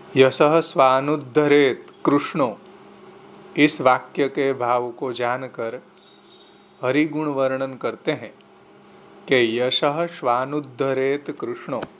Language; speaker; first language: Hindi; non-native, local second language; Gujarati